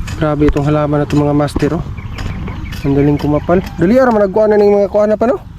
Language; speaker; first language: Filipino; non-native, local second language; Cebuano